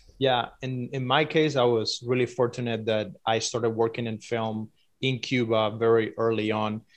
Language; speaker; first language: English; non-native, fluent; Spanish